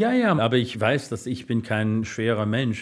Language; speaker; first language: German; non-native, fluent; English